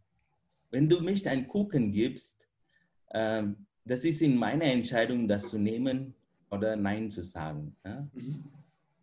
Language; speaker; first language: German; non-native, fluent; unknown